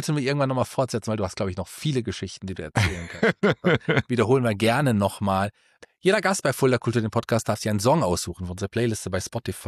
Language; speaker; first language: German; native; German